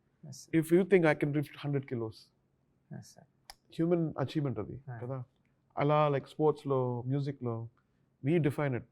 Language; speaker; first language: Telugu; non-native, learner; Tamil